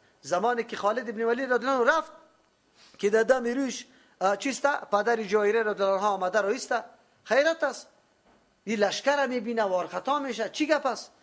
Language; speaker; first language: Persian; native; Persian